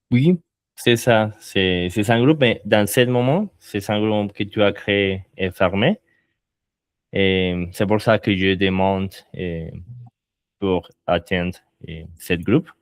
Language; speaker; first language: French; non-native, learner; Spanish